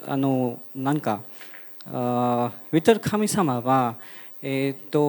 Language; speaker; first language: Japanese; non-native, fluent; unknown